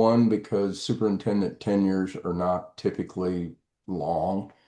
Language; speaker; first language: English; native; English